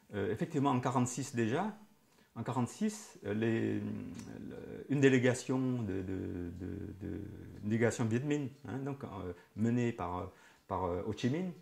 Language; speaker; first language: French; native; French